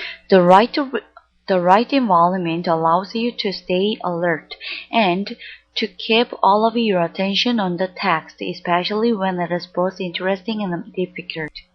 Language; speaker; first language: English; non-native, fluent; Korean